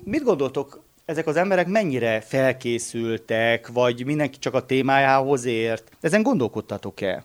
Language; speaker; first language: Hungarian; native; Hungarian